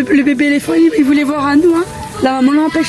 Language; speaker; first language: French; native; French